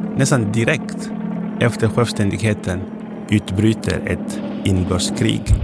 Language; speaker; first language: Swedish; non-native, fluent; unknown